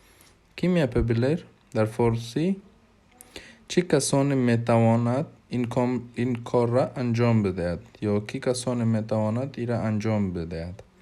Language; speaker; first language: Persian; non-native, fluent; Hindi